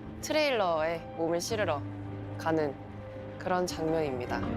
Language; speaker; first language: Korean; native; Korean